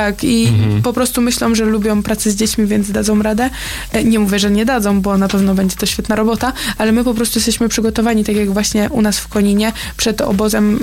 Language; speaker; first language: Polish; native; Polish